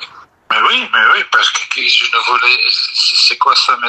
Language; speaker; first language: French; non-native, learner; Dutch